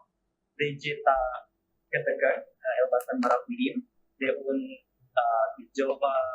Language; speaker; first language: Albanian; non-native, learner; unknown